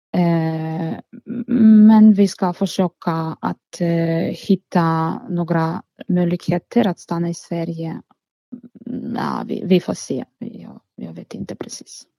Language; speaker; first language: Swedish; non-native, learner; Ukrainian